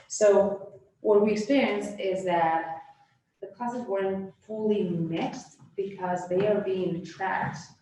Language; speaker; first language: English; non-native, fluent; Spanish